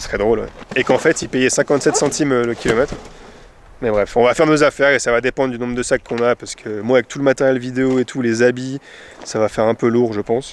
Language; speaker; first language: French; native; French